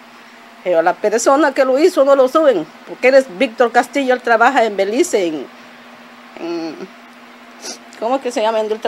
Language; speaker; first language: Spanish; native; Spanish